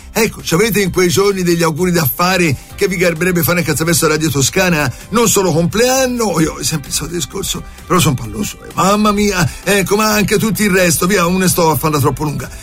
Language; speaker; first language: Italian; native; Italian